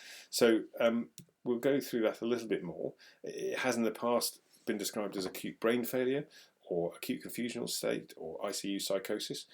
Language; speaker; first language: English; native; English